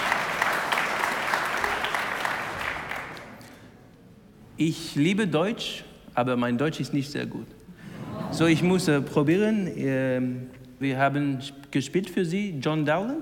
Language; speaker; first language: German; non-native, learner; English